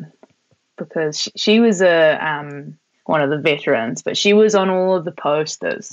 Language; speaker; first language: English; native; English